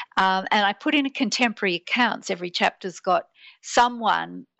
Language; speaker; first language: English; native; English